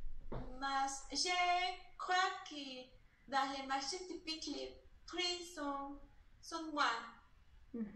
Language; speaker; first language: French; non-native, learner; Spanish